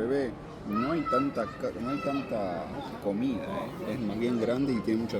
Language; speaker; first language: Spanish; native; Spanish